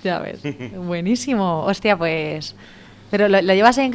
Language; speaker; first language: Spanish; native; Spanish